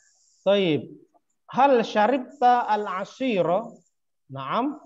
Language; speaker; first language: Arabic; non-native, fluent; Indonesian